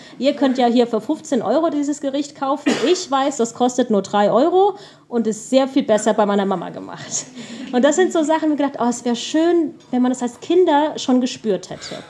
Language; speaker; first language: German; early bilingual, other home language; Punjabi